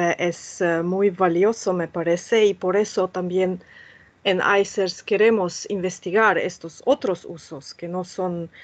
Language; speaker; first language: Spanish; non-native, fluent; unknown